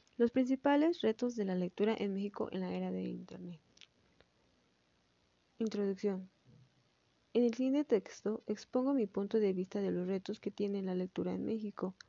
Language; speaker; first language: Spanish; native; Spanish